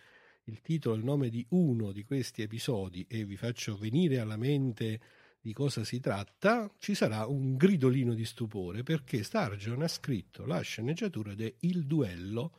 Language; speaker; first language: Italian; native; Italian